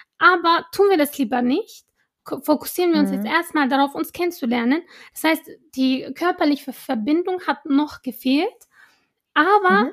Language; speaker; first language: German; early bilingual, other home language; Arabic